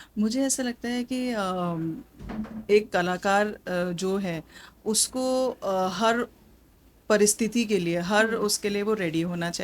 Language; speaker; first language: Hindi; native; Hindi